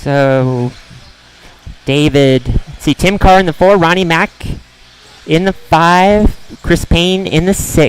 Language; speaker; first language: English; native; English